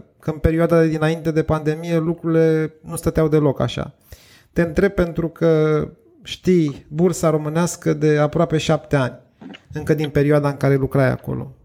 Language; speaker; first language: Romanian; native; Romanian